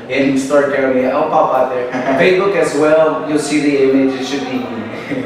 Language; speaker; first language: English; early bilingual, other home language; Spanish